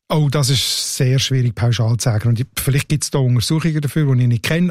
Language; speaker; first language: German; native; German